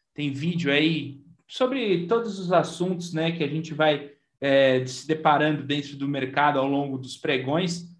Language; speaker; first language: Portuguese; native; Portuguese